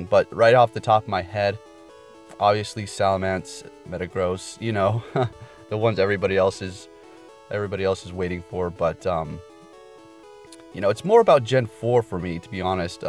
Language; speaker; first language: English; native; English